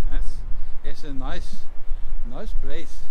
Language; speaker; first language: English; non-native, learner; Norwegian